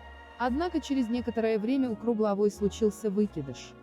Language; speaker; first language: Russian; native; Russian